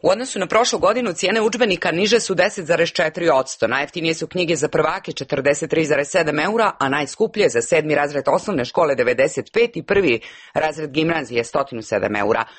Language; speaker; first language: Serbian; native; Serbian